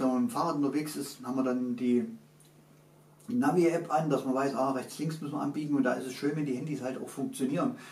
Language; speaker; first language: German; native; German